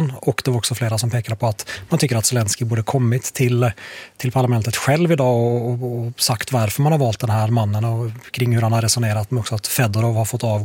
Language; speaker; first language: Swedish; native; Swedish